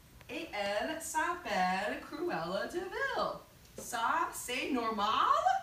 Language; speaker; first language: French; non-native, fluent; English